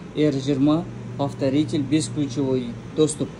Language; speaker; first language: Russian; non-native, local second language; Kazakh